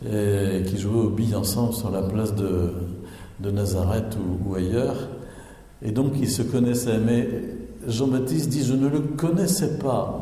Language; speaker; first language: French; native; French